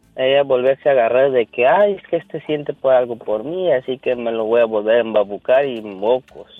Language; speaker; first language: Spanish; native; Spanish